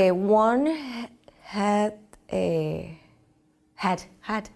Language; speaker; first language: English; non-native, learner; Spanish